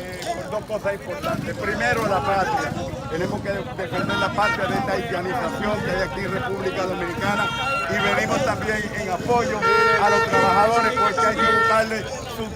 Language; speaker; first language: Spanish; native; Spanish